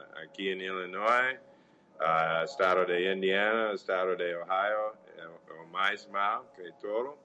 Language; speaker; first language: Portuguese; non-native, learner; English